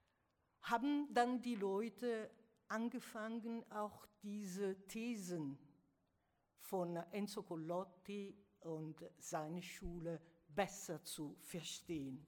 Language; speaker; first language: German; non-native, fluent; Italian